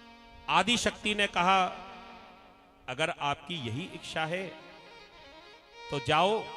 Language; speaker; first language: Hindi; native; Hindi